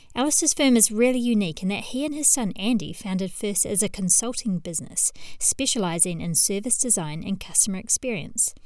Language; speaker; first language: English; native; English